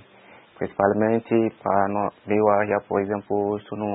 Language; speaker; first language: Portuguese; non-native, local second language; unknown